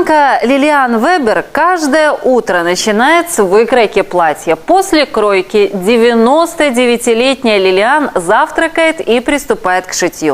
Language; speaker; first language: Russian; native; Russian